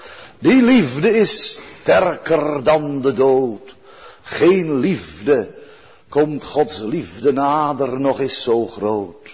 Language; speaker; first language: Dutch; native; Dutch